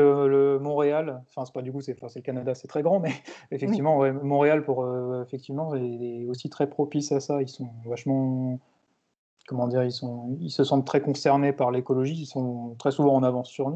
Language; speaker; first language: French; native; French